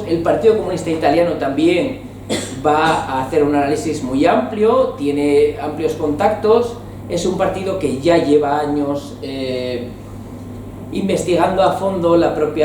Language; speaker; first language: Spanish; native; Spanish